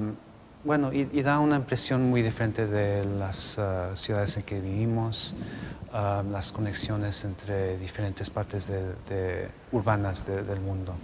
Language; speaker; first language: Spanish; non-native, local second language; English